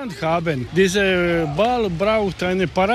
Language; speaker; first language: German; non-native, learner; Croatian